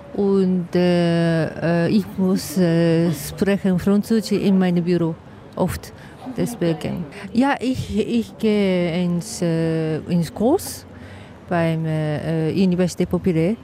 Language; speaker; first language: German; non-native, learner; Japanese